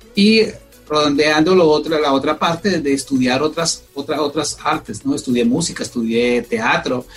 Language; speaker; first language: Spanish; native; Spanish